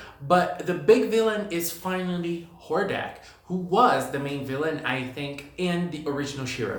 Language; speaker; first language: English; non-native, fluent; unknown